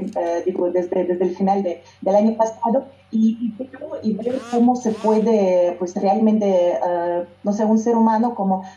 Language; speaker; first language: Spanish; non-native, fluent; Russian